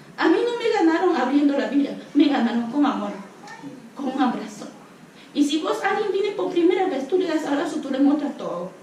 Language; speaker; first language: Spanish; non-native, local second language; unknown